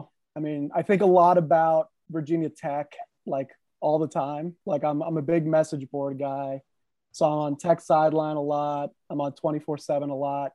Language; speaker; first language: English; native; English